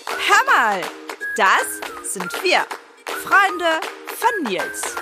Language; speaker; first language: German; native; German